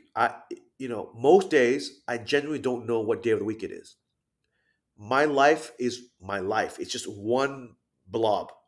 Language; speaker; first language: English; early bilingual, other home language; Thai